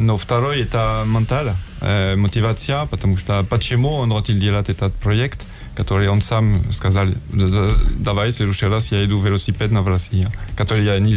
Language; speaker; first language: Russian; non-native, learner; French